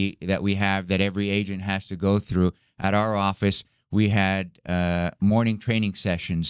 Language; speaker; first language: English; early bilingual, other home language; Arabic